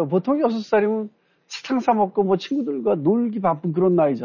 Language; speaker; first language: Korean; native; Korean